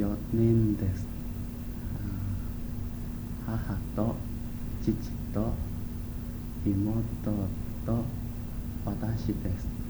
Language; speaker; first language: Japanese; non-native, learner; English